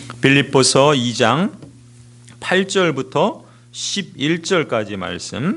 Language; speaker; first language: Korean; native; Korean